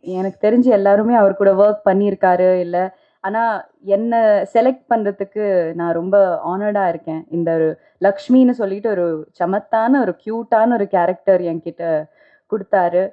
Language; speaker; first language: Tamil; non-native, local second language; Malayalam